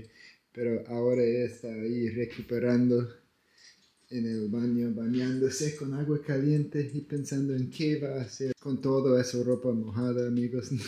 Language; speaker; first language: Spanish; non-native, learner; English